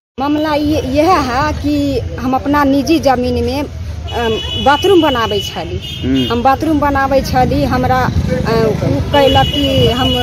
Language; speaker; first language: Hindi; native; Hindi